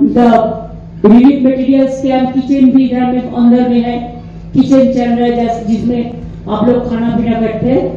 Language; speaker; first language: Hindi; non-native, local second language; Bangla